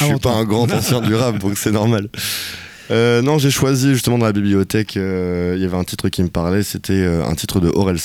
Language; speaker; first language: French; native; French